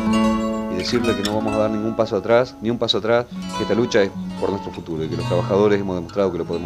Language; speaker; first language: Spanish; native; Spanish